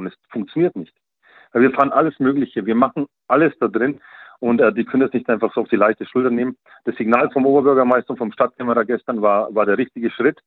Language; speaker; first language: German; native; German